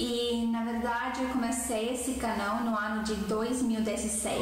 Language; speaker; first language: Portuguese; non-native, fluent; Estonian